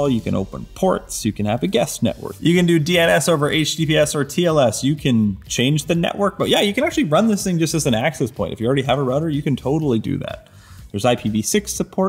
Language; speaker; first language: English; native; English